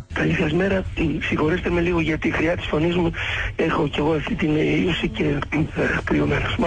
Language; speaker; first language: Greek; native; Greek